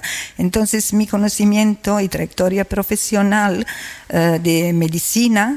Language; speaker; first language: Spanish; non-native, learner; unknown